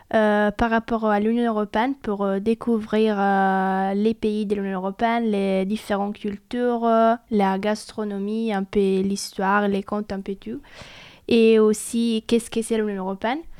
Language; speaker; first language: French; non-native, fluent; Italian